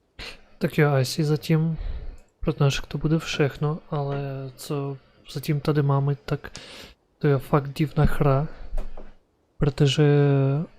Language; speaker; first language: Czech; non-native, learner; Ukrainian